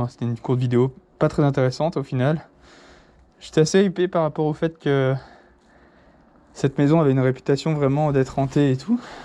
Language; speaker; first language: French; native; French